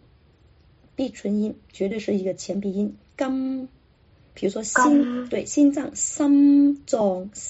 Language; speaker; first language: Chinese; non-native, local second language; Cantonese